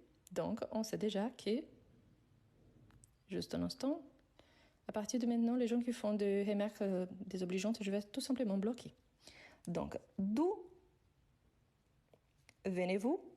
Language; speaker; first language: French; non-native, fluent; Arabic